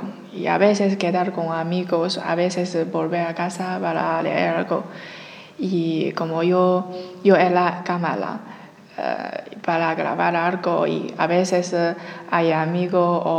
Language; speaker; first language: Spanish; non-native, learner; Chinese